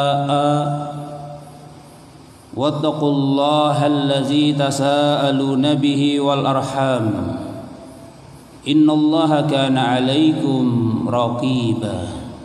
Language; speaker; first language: Arabic; non-native, fluent; Indonesian